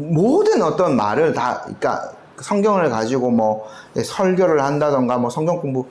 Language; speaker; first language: Korean; native; Korean